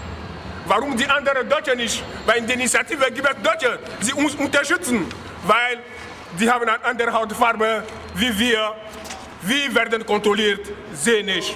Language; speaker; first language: German; non-native, learner; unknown